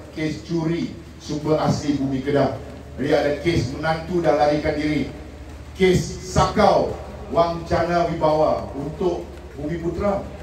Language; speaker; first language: Malay; non-native, local second language; Min Nan Chinese